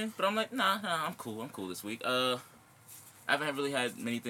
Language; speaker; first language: English; native; English